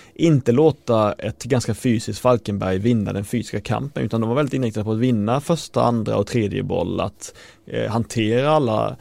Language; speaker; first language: Swedish; native; Swedish